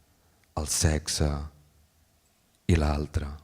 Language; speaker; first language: Catalan; native; Catalan